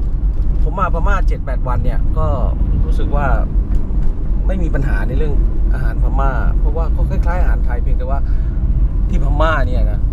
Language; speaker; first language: Thai; native; Thai